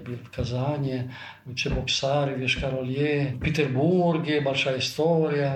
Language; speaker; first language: Russian; non-native, fluent; Italian